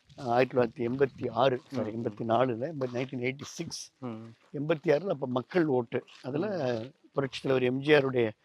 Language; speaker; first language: Tamil; native; Tamil